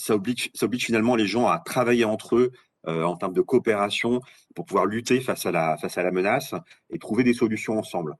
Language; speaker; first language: French; native; French